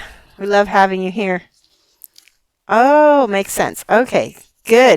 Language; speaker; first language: English; native; English